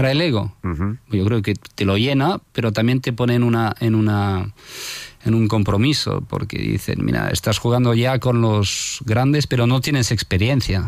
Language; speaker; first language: Spanish; non-native, fluent; French